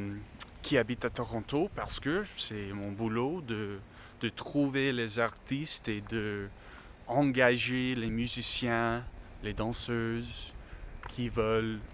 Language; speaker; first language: French; non-native, learner; English